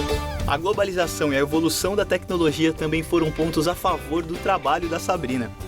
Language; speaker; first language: Portuguese; native; Portuguese